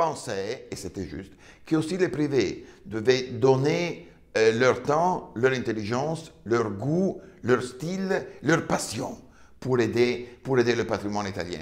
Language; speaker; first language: French; non-native, fluent; Italian